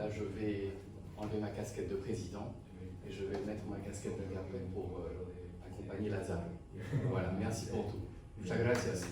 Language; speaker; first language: French; native; French